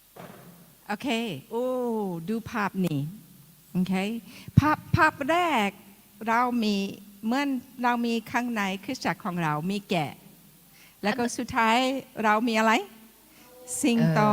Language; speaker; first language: Thai; non-native, fluent; English